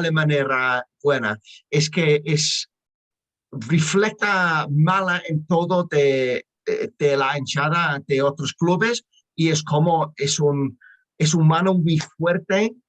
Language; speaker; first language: Spanish; non-native, learner; English